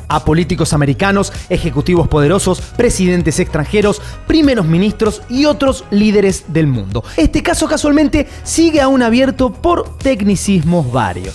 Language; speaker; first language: Spanish; native; Spanish